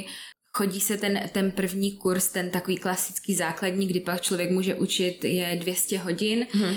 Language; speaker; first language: Czech; native; Czech